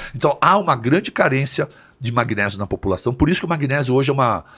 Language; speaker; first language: Portuguese; native; Portuguese